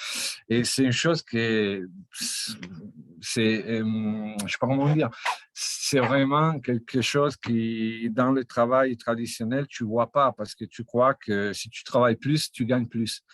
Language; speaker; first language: French; non-native, fluent; Portuguese